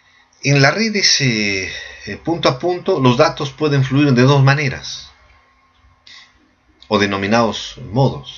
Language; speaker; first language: Spanish; native; Spanish